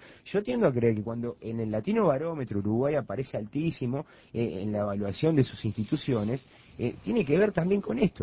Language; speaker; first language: Spanish; native; Spanish